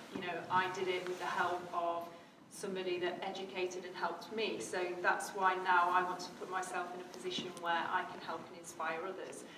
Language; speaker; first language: English; native; English